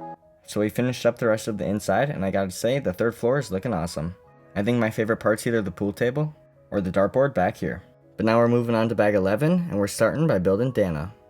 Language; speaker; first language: English; native; English